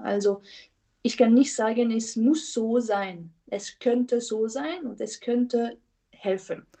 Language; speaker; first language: German; non-native, fluent; French